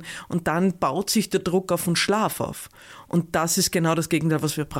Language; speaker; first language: German; native; German